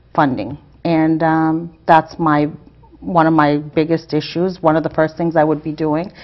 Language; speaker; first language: English; native; English